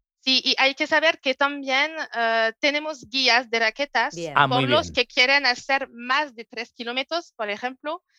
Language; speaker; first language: Spanish; non-native, learner; French